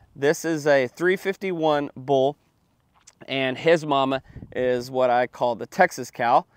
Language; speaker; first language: English; native; English